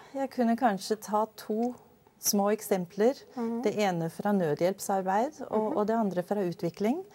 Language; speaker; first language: Norwegian; early bilingual, other home language; Danish